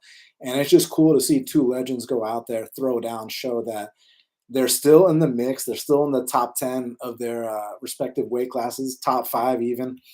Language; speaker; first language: English; native; English